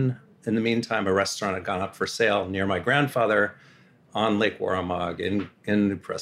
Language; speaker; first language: English; native; English